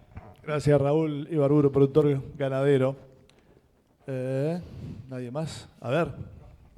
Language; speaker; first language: Spanish; native; Spanish